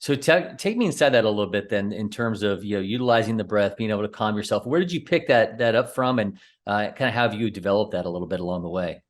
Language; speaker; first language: English; native; English